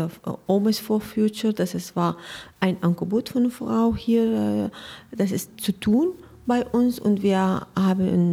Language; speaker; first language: German; non-native, learner; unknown